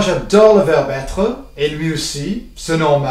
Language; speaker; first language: French; non-native, fluent; English